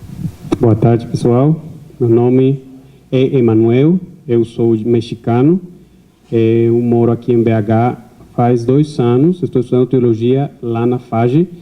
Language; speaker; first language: Portuguese; non-native, fluent; Spanish